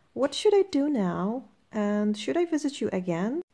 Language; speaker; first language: English; non-native, fluent; Polish